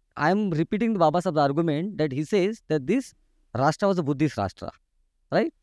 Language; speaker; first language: English; non-native, local second language; Marathi